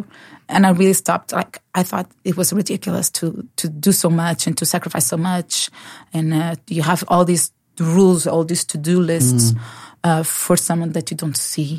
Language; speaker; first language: English; non-native, fluent; Portuguese